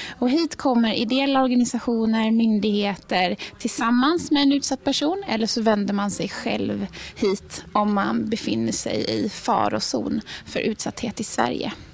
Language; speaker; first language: Swedish; native; Swedish